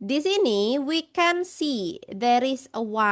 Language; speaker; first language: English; non-native, fluent; Indonesian